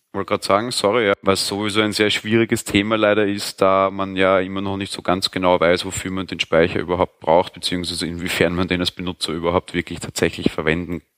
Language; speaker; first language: German; native; German